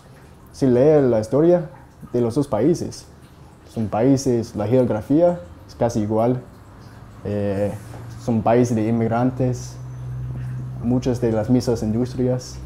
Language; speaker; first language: Spanish; non-native, fluent; English